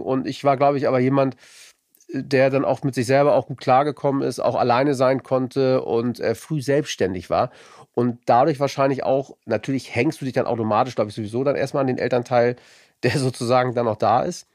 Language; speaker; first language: German; native; German